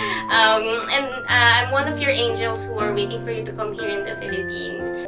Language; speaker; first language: English; non-native, local second language; Filipino